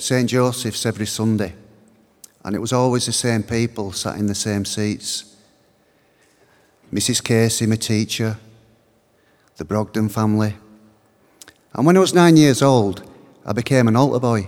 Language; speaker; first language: English; native; English